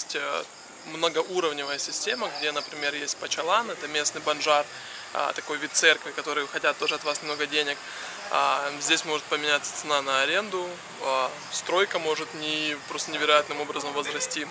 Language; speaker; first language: Russian; native; Russian